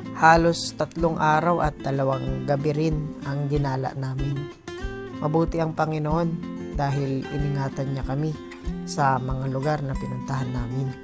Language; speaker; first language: Filipino; native; Filipino